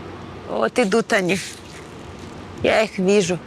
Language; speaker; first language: Russian; native; Russian